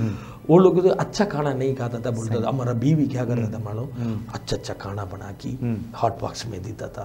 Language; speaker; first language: Hindi; non-native, local second language; Tamil